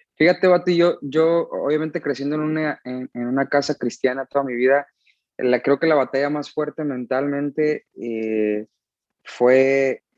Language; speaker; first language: Spanish; early bilingual, heritage; Spanish